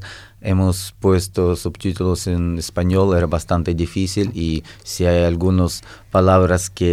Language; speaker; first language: Spanish; non-native, fluent; Russian